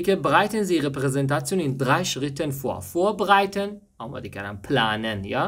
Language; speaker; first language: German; non-native, fluent; Persian